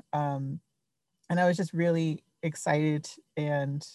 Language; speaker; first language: English; early bilingual, other home language; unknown